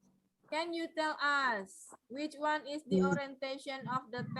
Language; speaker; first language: English; non-native, learner; Indonesian